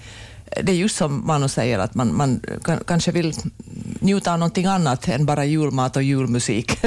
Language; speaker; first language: Swedish; native; Swedish